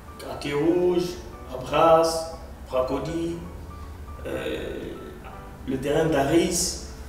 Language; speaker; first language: French; non-native, local second language; Arabic